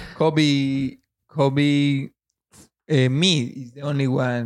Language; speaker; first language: English; non-native, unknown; Spanish